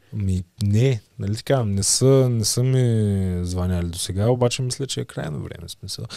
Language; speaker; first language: Bulgarian; native; Bulgarian